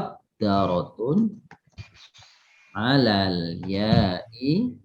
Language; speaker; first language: Arabic; non-native, fluent; Indonesian